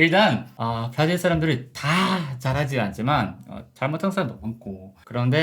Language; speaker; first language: Korean; non-native, learner; Portuguese